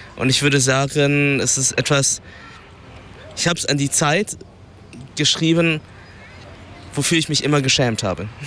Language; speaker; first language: German; early bilingual, other home language; Vietnamese